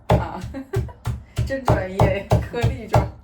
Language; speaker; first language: Chinese; native; Chinese